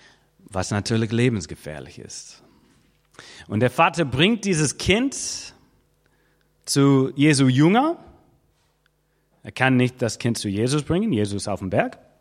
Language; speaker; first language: German; non-native, fluent; English